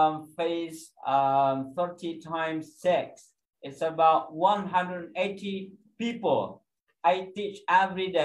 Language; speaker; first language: English; non-native, fluent; Indonesian